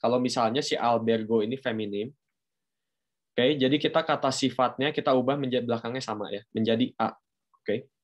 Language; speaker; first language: Indonesian; native; Indonesian